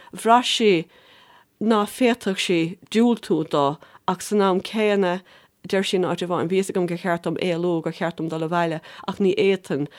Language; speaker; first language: Irish; native; Irish